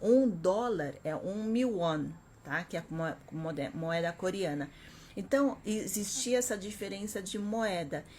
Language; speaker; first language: Portuguese; early bilingual, other home language; Korean